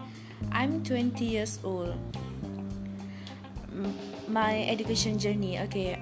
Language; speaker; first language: English; non-native, learner; Malay